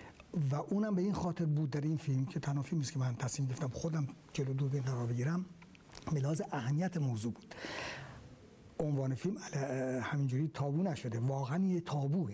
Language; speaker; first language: Persian; native; Persian